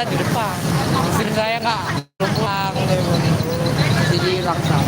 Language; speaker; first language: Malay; non-native, local second language; Achinese